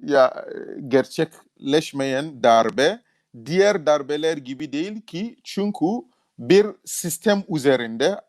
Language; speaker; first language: Turkish; non-native, fluent; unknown